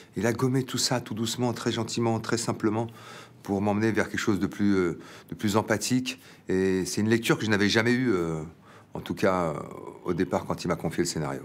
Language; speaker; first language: French; native; French